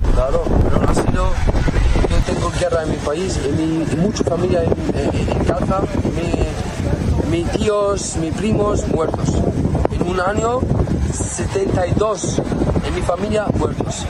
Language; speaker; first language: Spanish; non-native, learner; Arabic